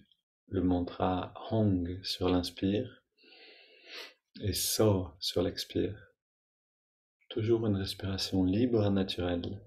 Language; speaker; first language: French; native; French